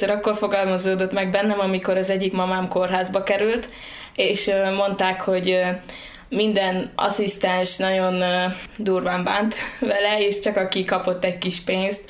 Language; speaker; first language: Hungarian; native; Hungarian